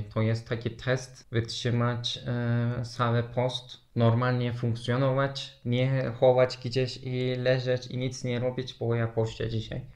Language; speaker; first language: Polish; non-native, learner; Turkish